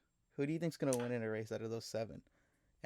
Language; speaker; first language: English; native; English